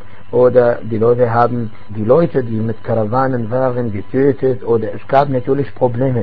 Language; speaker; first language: German; non-native, fluent; Arabic